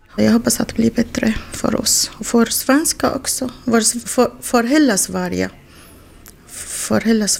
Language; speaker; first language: Swedish; non-native, learner; Arabic